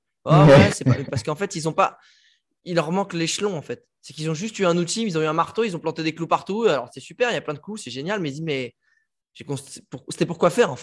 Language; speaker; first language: French; native; French